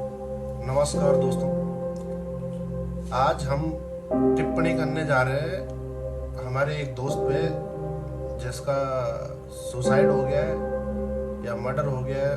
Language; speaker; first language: Hindi; native; Hindi